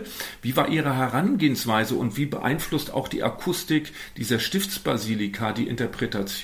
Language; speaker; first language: German; native; German